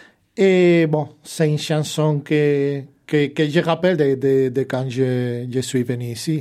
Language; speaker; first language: French; non-native, fluent; Spanish